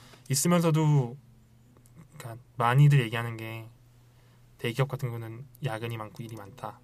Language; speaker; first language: Korean; native; Korean